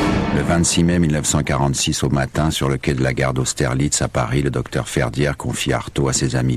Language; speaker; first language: French; native; French